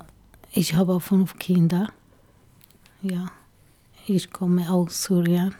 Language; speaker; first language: German; non-native, local second language; Kurdish